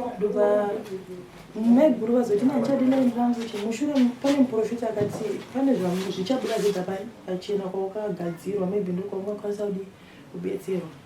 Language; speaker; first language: Shona; early bilingual, other home language; Nyanja